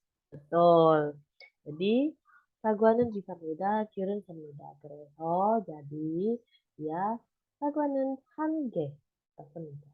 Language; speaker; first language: Korean; non-native, fluent; Indonesian